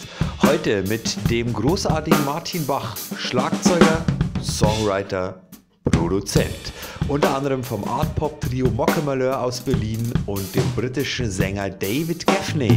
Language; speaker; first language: German; native; German